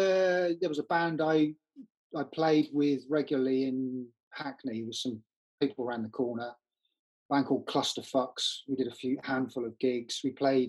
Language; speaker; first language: English; native; English